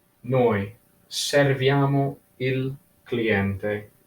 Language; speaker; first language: Italian; non-native, fluent; English